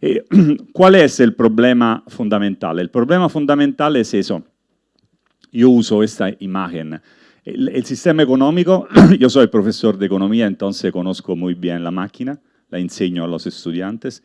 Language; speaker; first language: Spanish; non-native, learner; Italian